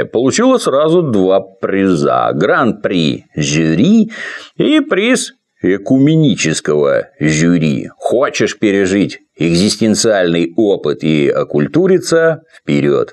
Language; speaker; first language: Russian; native; Russian